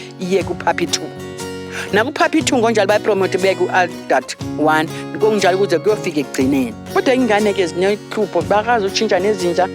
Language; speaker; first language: Zulu; non-native, local second language; Xhosa